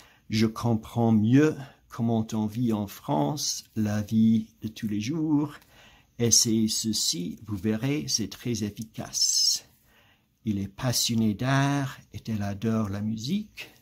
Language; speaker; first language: French; non-native, fluent; English